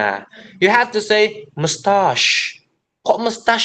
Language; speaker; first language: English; non-native, fluent; Indonesian